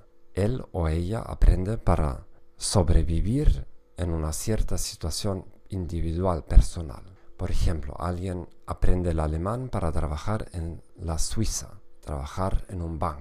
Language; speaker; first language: Spanish; non-native, fluent; German